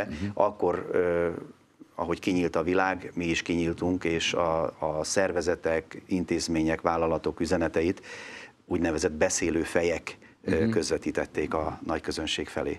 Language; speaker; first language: Hungarian; native; Hungarian